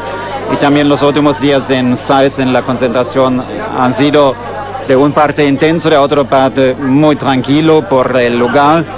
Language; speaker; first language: Spanish; non-native, fluent; German